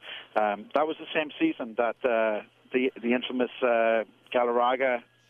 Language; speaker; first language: English; native; English